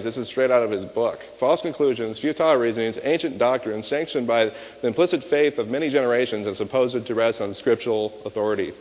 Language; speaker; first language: English; native; English